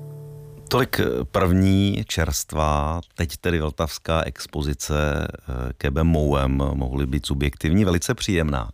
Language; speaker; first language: Czech; native; Czech